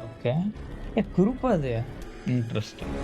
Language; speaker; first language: Tamil; native; Tamil